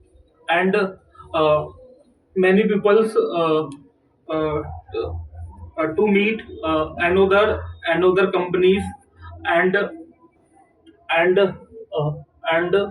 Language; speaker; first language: English; non-native, learner; Hindi